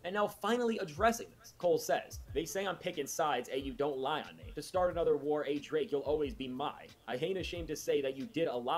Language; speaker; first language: English; native; English